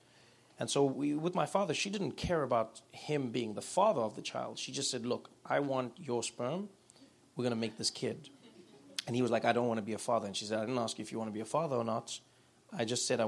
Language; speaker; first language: English; native; English